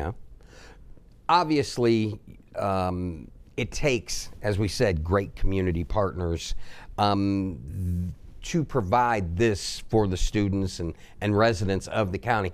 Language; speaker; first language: English; native; English